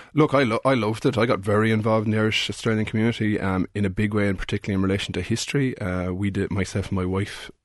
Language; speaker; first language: English; native; English